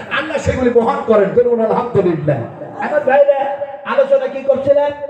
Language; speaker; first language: Bangla; non-native, local second language; Urdu